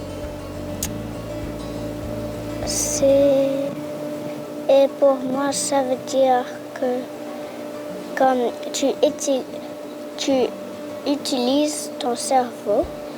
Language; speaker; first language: French; native; French